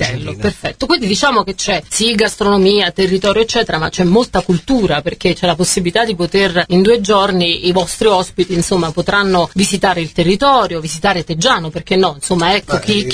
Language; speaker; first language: Italian; native; Italian